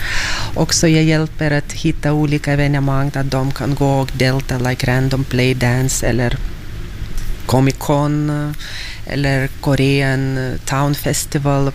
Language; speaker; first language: Swedish; non-native, fluent; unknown